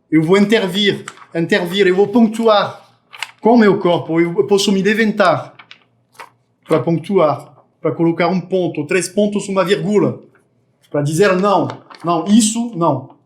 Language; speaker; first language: Portuguese; non-native, fluent; French